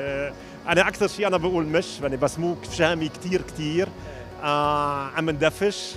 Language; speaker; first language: Arabic; non-native, fluent; German